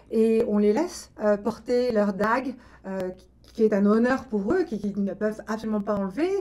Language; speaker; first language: French; native; French